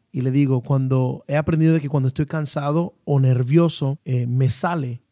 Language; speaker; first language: Spanish; native; Spanish